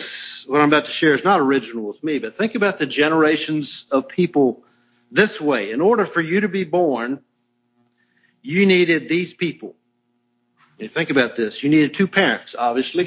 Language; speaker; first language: English; native; English